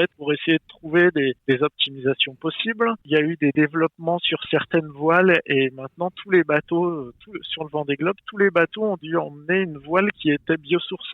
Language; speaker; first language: French; native; French